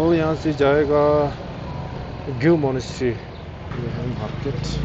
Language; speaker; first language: Hindi; non-native, local second language; Tibetan